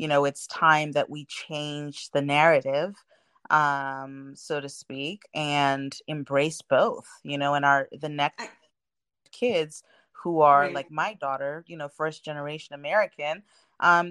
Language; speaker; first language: English; non-native, local second language; Shona